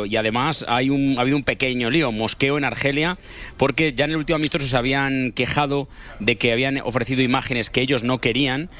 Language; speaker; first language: Spanish; native; Spanish